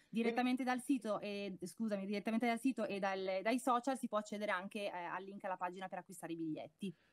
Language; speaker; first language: Italian; native; Italian